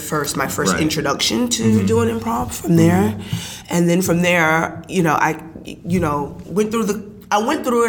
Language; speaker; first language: English; native; English